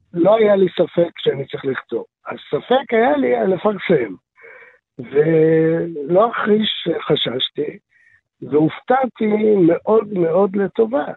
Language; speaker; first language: Hebrew; early bilingual, other home language; Arabic